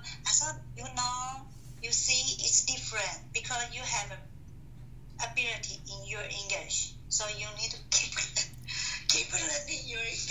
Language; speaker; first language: English; non-native, learner; Chinese